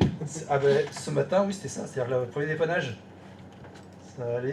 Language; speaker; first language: French; native; French